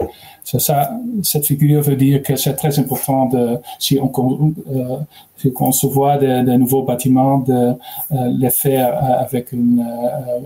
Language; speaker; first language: French; non-native, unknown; Dutch